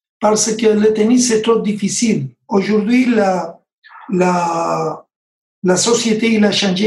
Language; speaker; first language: French; non-native, learner; Spanish